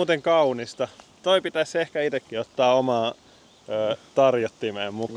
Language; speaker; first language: Finnish; native; Finnish